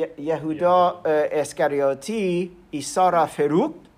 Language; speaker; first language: Persian; non-native, learner; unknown